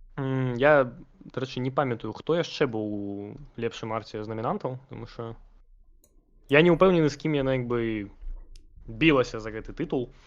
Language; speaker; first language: Belarusian; non-native, local second language; Russian